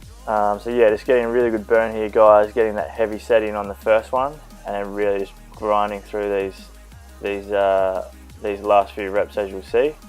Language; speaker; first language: English; native; English